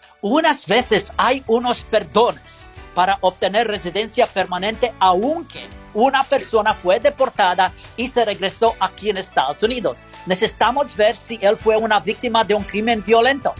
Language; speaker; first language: Spanish; non-native, learner; English